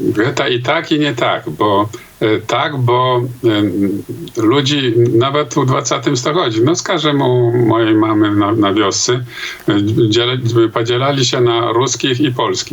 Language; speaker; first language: Polish; non-native, local second language; Belarusian